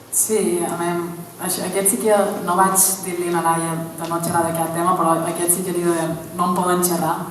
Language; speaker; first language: Catalan; native; Catalan